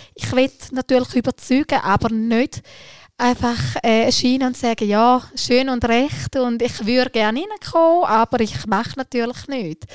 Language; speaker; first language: German; early bilingual, other home language; Albanian